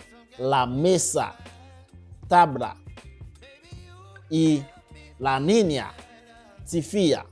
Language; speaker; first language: Spanish; non-native, local second language; Haitian Creole